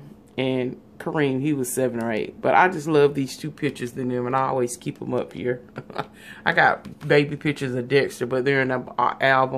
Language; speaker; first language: English; native; English